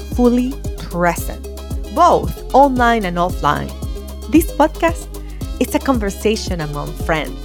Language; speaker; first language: English; non-native, fluent; Spanish